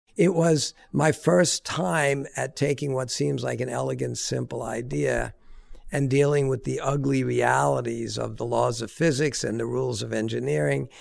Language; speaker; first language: English; native; English